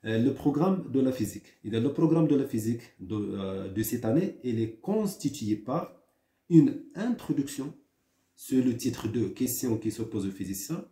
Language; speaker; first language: French; non-native, local second language; Arabic